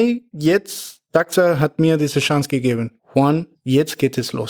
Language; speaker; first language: German; non-native, fluent; Spanish